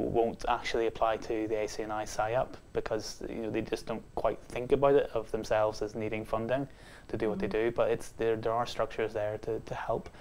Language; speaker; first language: English; native; English